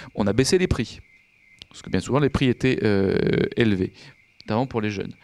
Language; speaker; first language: French; native; French